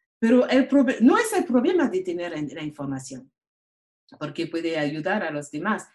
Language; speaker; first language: Spanish; non-native, learner; French